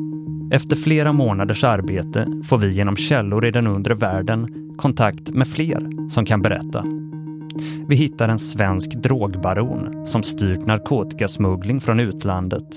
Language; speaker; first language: Swedish; native; Swedish